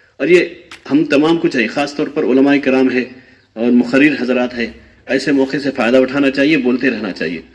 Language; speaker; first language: Urdu; native; Urdu